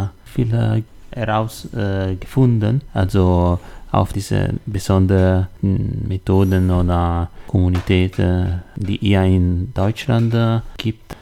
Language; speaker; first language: German; non-native, learner; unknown